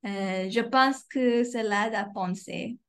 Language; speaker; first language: French; non-native, fluent; English